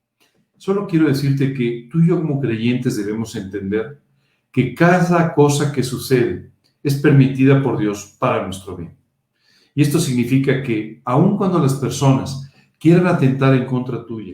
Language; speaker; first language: Spanish; native; Spanish